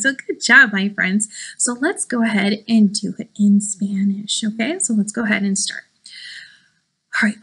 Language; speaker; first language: English; early bilingual, other home language; Spanish